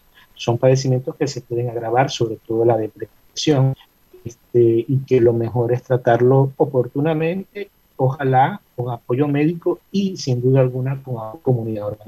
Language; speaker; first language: Spanish; native; Spanish